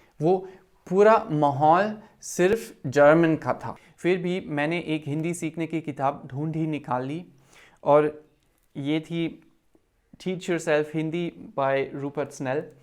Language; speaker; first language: Hindi; non-native, fluent; German